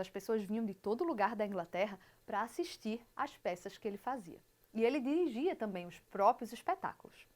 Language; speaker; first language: Portuguese; native; Portuguese